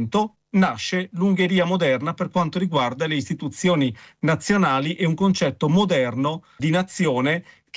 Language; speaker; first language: Italian; native; Italian